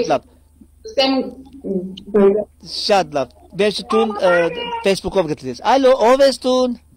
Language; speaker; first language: Armenian; early bilingual, heritage; Armenian